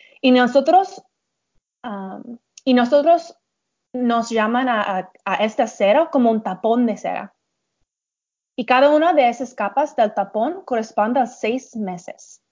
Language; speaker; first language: Spanish; non-native, learner; English